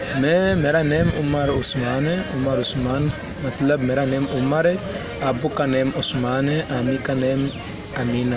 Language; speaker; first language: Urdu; non-native, learner; Swahili